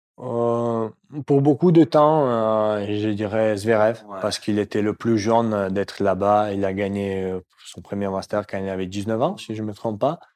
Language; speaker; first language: French; non-native, fluent; Russian